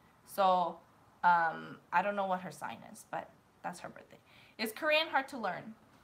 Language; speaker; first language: English; early bilingual, other home language; Korean